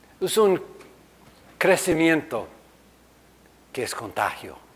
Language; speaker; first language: Spanish; non-native, fluent; English